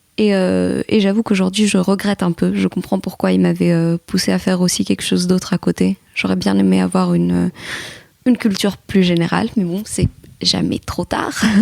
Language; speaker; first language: French; early bilingual, other home language; Greek